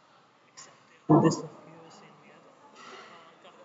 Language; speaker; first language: Spanish; non-native, learner; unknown